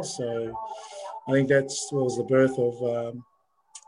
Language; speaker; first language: English; native; English